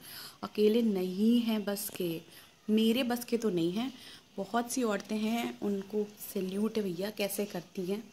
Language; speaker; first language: Hindi; native; Hindi